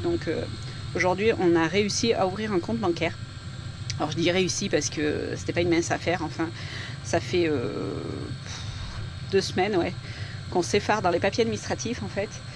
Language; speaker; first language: French; native; French